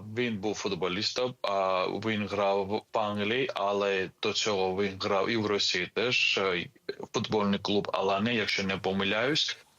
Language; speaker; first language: Ukrainian; non-native, fluent; Georgian